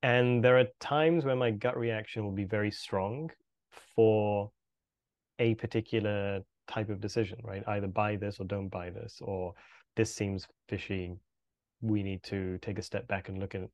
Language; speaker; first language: English; native; English